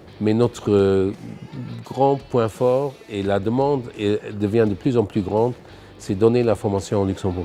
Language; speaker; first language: French; non-native, local second language; Luxembourgish